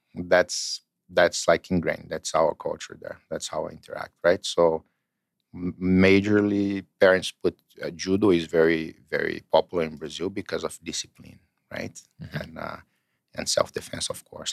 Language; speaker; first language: English; non-native, fluent; Portuguese